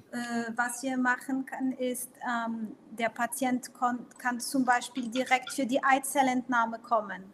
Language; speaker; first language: German; non-native, local second language; Portuguese